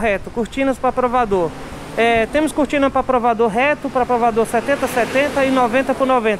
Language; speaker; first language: Portuguese; native; Portuguese